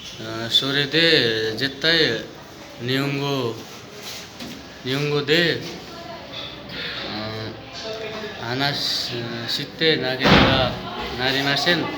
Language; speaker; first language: Japanese; non-native, learner; Nepali